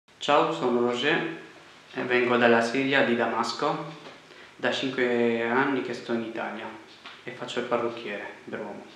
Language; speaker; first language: Italian; non-native, fluent; Arabic